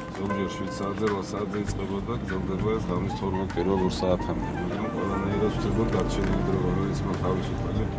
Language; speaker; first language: Georgian; native; Georgian